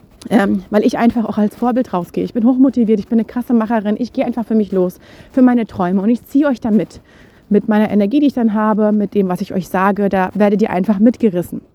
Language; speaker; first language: German; native; German